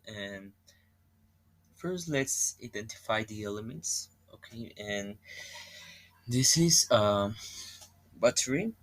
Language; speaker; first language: English; non-native, learner; Spanish